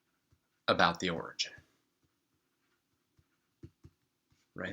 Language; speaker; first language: English; native; English